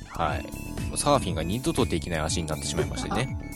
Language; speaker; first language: Japanese; native; Japanese